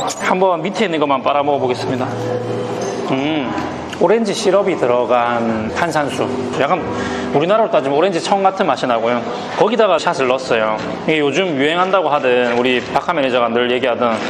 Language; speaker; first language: Korean; native; Korean